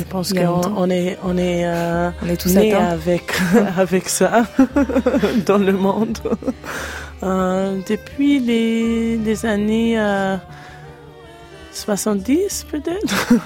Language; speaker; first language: French; non-native, learner; English